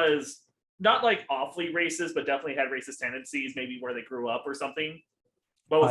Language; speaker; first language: English; native; English